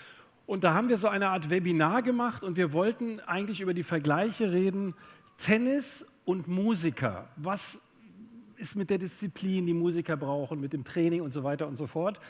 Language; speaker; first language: German; native; German